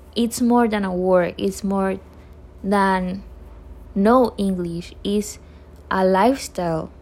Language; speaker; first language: English; non-native, learner; Spanish